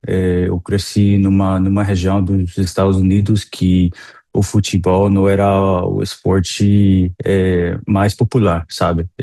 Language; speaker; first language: Portuguese; non-native, fluent; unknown